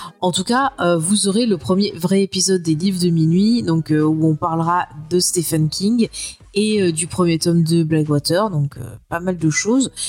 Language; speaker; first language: French; native; French